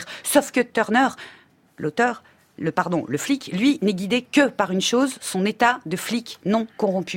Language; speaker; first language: French; native; French